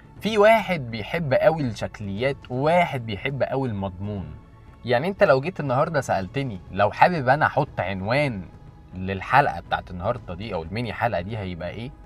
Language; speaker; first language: Arabic; native; Arabic